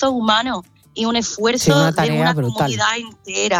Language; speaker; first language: Spanish; non-native, fluent; English